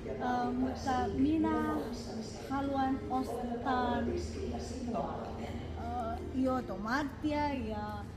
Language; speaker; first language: Finnish; non-native, learner; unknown